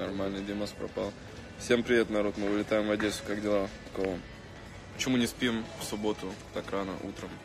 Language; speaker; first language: Russian; native; Russian